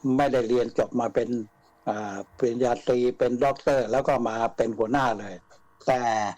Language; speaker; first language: Thai; native; Thai